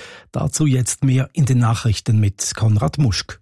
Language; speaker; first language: German; native; German